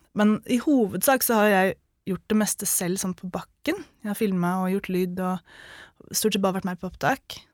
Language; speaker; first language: Norwegian; native; Norwegian